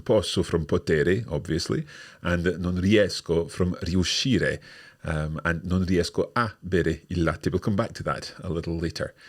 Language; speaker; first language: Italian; non-native, fluent; English